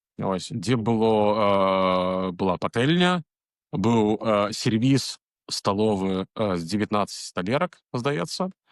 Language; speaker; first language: Belarusian; native; Belarusian